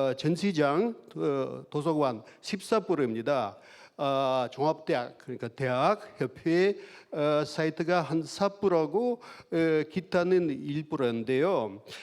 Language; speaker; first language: Korean; non-native, fluent; Russian